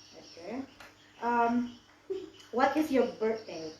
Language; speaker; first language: English; non-native, learner; Indonesian